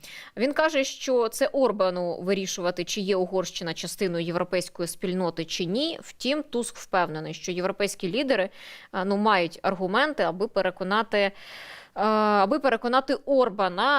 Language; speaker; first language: Ukrainian; native; Ukrainian